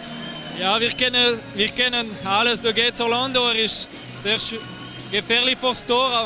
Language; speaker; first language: German; non-native, learner; French